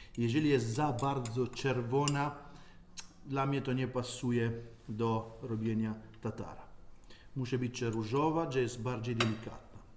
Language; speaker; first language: Polish; non-native, learner; Italian